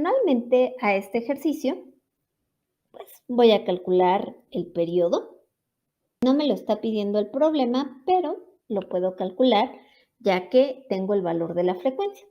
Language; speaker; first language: Spanish; native; Spanish